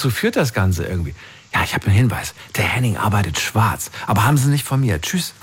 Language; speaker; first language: German; native; German